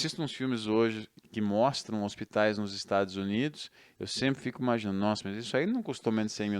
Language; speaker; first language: Portuguese; native; Portuguese